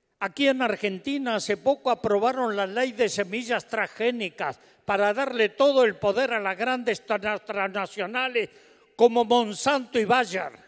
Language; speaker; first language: Spanish; native; Spanish